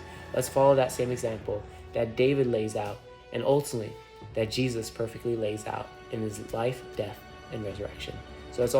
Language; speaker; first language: English; native; English